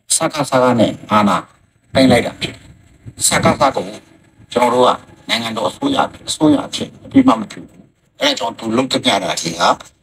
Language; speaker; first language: Burmese; non-native, local second language; Hakha Chin